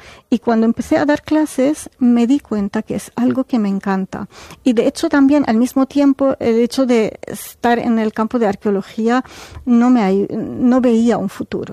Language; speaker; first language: Spanish; non-native, fluent; Arabic